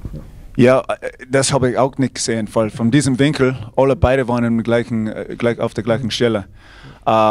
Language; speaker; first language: German; non-native, fluent; English